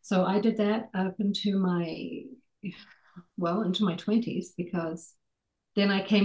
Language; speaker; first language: English; native; English